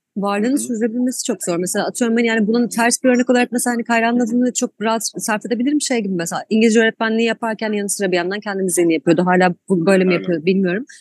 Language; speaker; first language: Turkish; native; Turkish